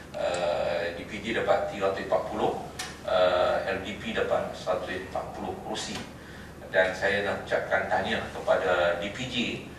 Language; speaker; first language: Malay; native; Malay